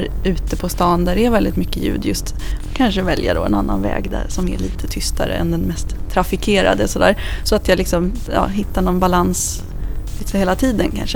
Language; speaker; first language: Swedish; native; Swedish